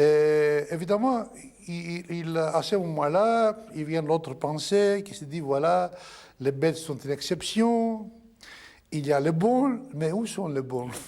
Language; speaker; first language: French; non-native, fluent; Greek